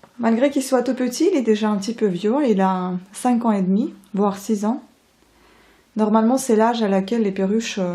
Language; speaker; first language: French; non-native, fluent; Ukrainian